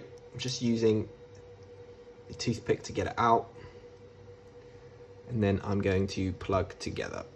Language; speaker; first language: English; native; English